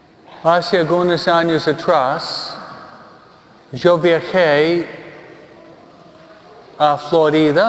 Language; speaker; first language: Spanish; non-native, fluent; English